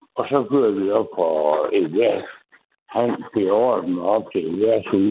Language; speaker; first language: Danish; native; Danish